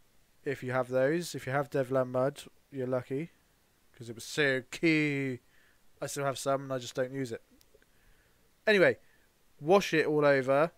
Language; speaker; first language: English; native; English